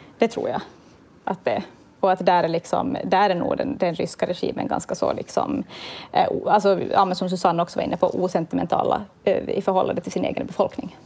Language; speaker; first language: Swedish; native; Swedish